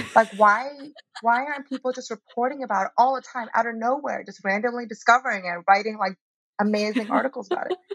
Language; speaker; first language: English; early bilingual, heritage; Chinese